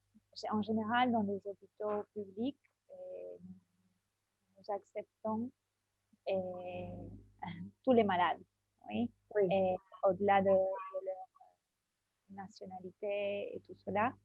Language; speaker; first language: French; non-native, fluent; Spanish